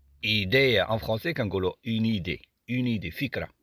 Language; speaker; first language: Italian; non-native, learner; Arabic